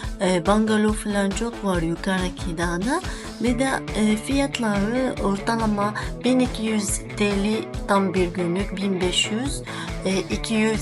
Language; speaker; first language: Turkish; non-native, learner; Arabic